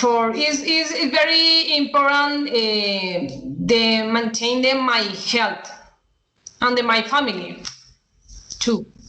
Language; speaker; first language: English; non-native, learner; Spanish